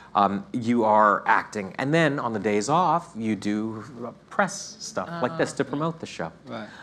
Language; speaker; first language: English; native; English